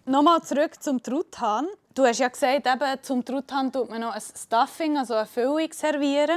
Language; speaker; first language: German; native; German